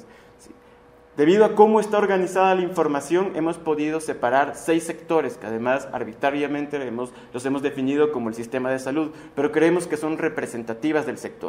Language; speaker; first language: Spanish; native; Spanish